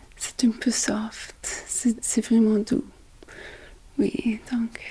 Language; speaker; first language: French; non-native, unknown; English